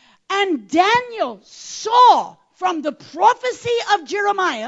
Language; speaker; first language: English; native; English